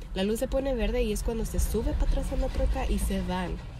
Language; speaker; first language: Spanish; early bilingual, heritage; Spanish